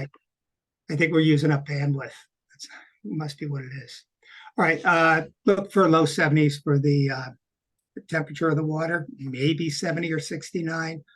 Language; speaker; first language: English; native; English